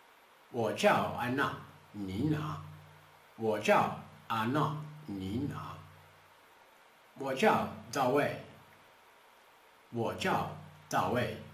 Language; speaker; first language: Chinese; non-native, fluent; Portuguese